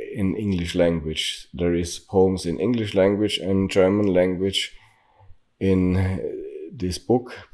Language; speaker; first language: English; non-native, learner; German